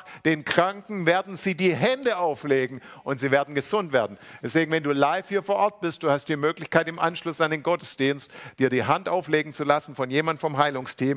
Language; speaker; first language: German; native; German